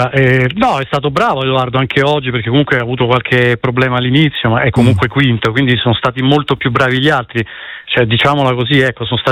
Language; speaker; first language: Italian; native; Italian